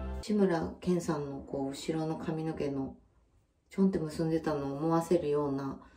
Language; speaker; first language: Japanese; native; Japanese